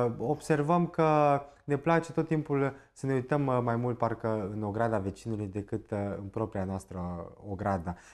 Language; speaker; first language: Romanian; native; Romanian